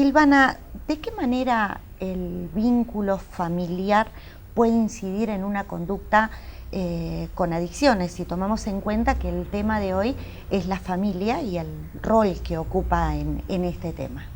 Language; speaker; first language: Spanish; native; Spanish